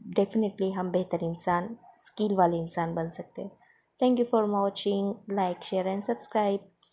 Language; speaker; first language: Hindi; non-native, local second language; Marathi